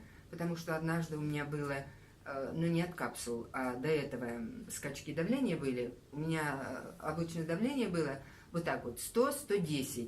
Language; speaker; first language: Russian; native; Russian